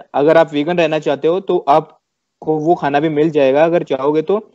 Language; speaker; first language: Hindi; native; Hindi